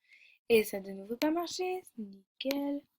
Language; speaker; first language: French; native; French